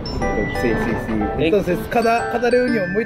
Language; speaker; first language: Spanish; non-native, learner; Japanese